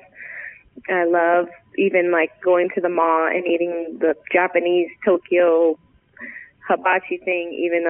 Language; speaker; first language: English; native; English